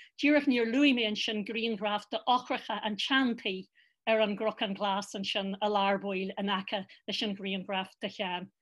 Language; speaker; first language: Irish; native; Irish